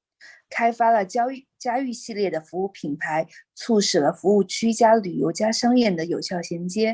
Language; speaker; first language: Chinese; native; Chinese